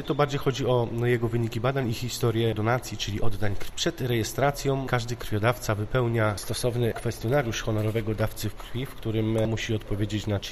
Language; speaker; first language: Polish; native; Polish